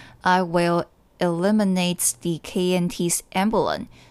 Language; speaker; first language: English; non-native, fluent; Chinese